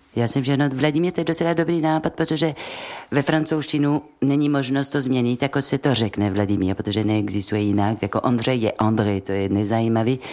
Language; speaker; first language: Czech; non-native, fluent; French